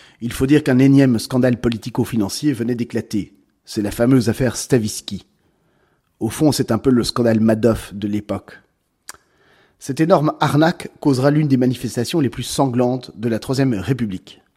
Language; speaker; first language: French; native; French